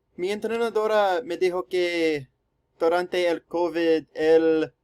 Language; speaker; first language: Spanish; non-native, learner; English